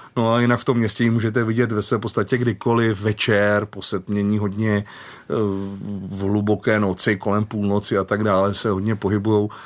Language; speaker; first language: Czech; native; Czech